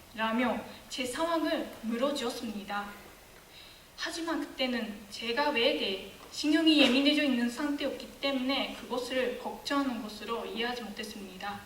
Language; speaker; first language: Korean; non-native, fluent; Japanese